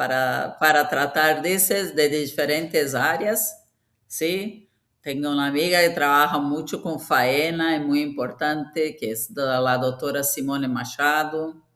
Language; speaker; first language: Spanish; non-native, fluent; Portuguese